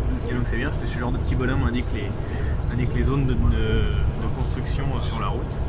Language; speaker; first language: French; native; French